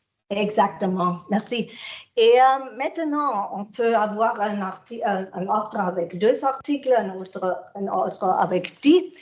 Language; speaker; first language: French; non-native, fluent; German